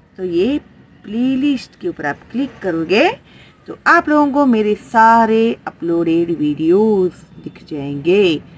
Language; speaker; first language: Hindi; non-native, local second language; Marathi